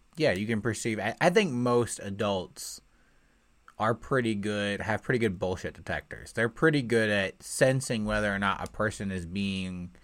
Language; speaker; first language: English; native; English